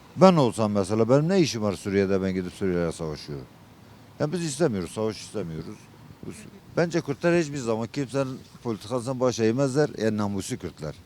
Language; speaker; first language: Turkish; non-native, local second language; Kurdish